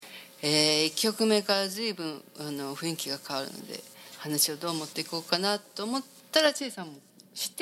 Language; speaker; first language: Japanese; native; Japanese